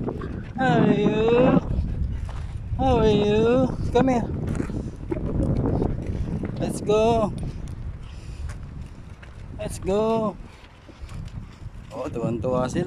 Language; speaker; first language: English; non-native, local second language; Filipino